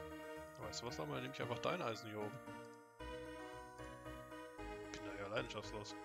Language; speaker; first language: German; native; German